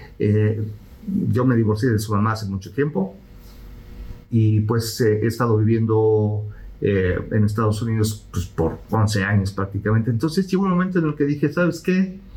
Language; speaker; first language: Spanish; native; Spanish